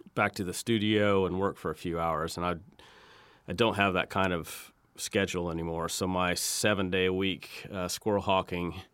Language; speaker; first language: English; native; English